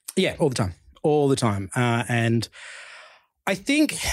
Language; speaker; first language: English; early bilingual, other home language; Chinese